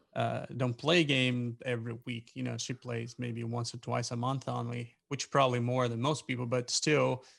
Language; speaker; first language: English; non-native, fluent; Portuguese